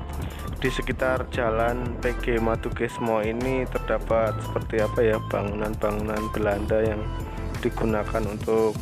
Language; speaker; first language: Indonesian; non-native, local second language; Javanese